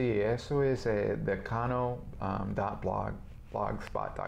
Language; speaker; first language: Spanish; early bilingual, heritage; Spanish